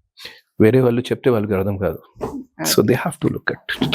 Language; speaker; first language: Telugu; non-native, fluent; Hindi